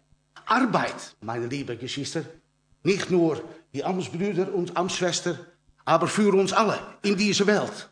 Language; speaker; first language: German; non-native, learner; Dutch